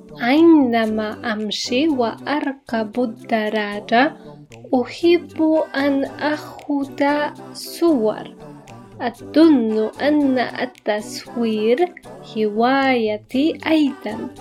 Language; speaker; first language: Arabic; non-native, fluent; Polish